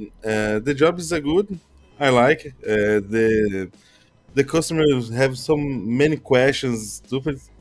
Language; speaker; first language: English; non-native, learner; Portuguese